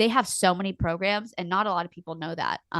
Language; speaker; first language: English; native; English